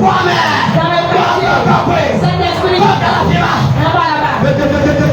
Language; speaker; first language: French; non-native, local second language; Ewe